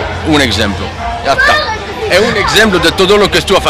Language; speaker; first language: Portuguese; non-native, learner; French